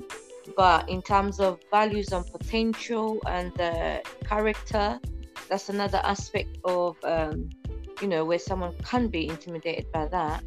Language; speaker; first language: English; non-native, local second language; Ganda